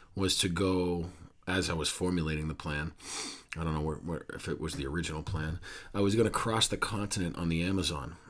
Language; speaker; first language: English; native; English